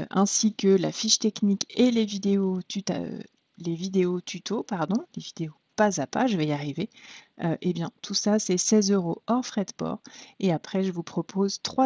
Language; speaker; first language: French; native; French